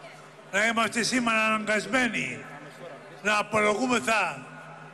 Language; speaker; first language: Greek; native; Greek